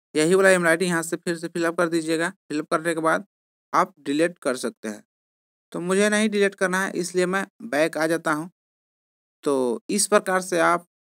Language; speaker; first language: Hindi; native; Hindi